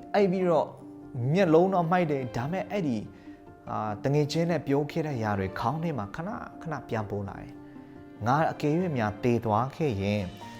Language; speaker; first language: Burmese; non-native, local second language; Hakha Chin